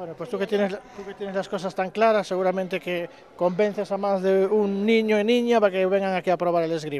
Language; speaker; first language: Spanish; native; Spanish